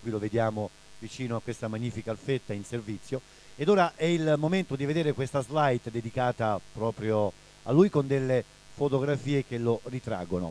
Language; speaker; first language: Italian; native; Italian